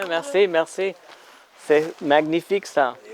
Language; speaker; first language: French; non-native, learner; English